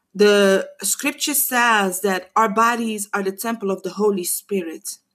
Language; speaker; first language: English; non-native, fluent; Papiamento